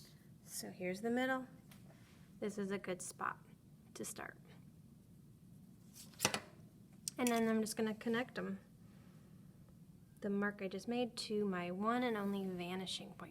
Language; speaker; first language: English; native; English